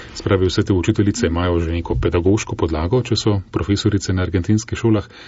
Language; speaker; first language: Slovenian; native; Slovenian